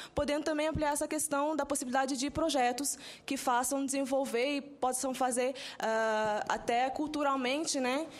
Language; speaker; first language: Portuguese; non-native, local second language; Kabuverdianu